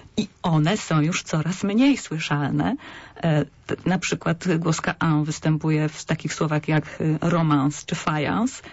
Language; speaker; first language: Polish; native; Polish